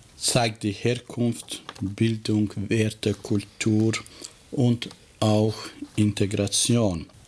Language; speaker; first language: German; non-native, fluent; Albanian